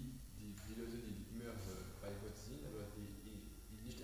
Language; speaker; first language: German; non-native, learner; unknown